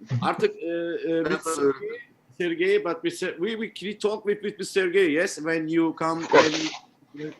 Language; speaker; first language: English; non-native, learner; Turkish